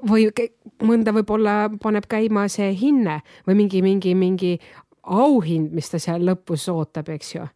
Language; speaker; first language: Estonian; non-native, local second language; Russian